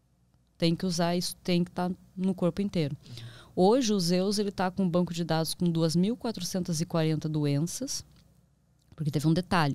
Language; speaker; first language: Portuguese; native; Portuguese